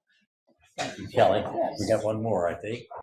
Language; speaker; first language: English; native; English